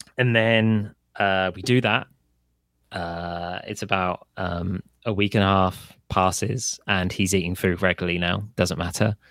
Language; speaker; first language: English; native; English